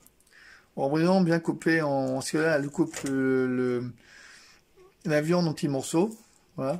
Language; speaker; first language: French; native; French